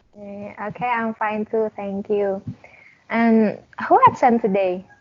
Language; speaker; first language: English; non-native, learner; Indonesian